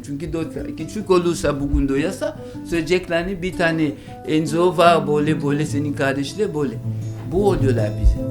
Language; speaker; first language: Turkish; non-native, learner; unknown